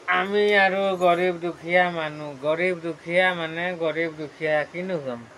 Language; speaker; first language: Assamese; non-native, local second language; Sadri